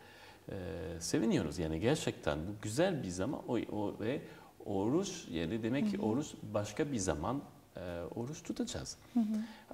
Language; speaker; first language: Turkish; non-native, fluent; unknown